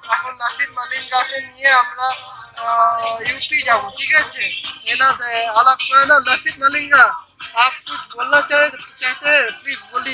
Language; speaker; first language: Hindi; non-native, local second language; Bangla